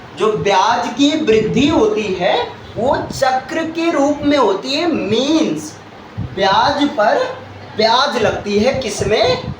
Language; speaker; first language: Hindi; native; Hindi